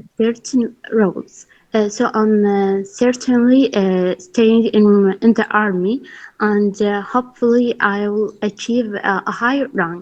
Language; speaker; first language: English; non-native, learner; Arabic